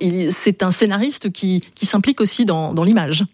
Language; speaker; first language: French; native; French